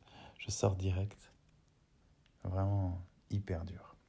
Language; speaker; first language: French; native; French